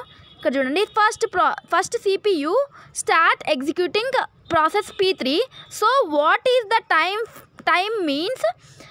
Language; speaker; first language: Telugu; native; Telugu